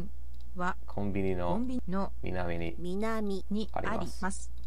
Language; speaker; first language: Japanese; non-native, learner; English